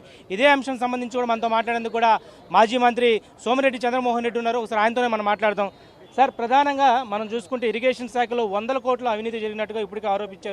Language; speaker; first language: Telugu; native; Telugu